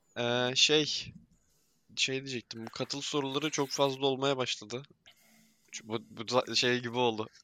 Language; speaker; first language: Turkish; native; Turkish